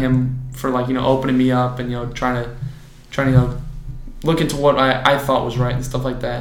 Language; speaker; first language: English; native; English